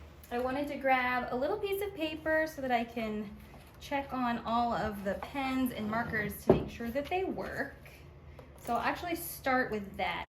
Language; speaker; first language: English; native; English